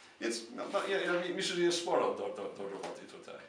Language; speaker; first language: Polish; non-native, fluent; English